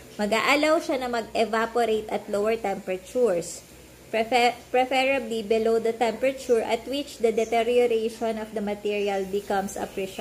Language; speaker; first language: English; non-native, local second language; Filipino